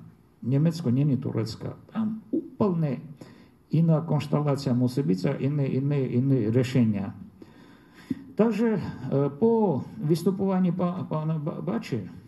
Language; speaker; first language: Slovak; non-native, fluent; Armenian